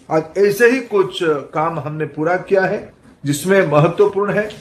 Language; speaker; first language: Hindi; non-native, local second language; Odia